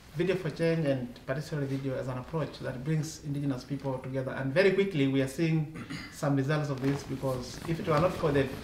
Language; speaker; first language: English; non-native, local second language; Masai